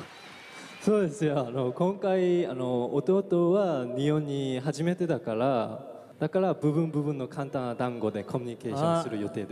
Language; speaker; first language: Japanese; non-native, fluent; Korean